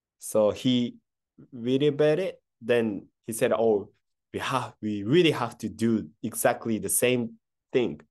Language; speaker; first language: English; non-native, fluent; Japanese